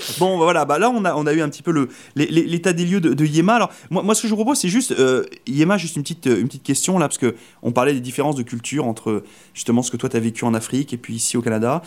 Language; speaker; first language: French; native; French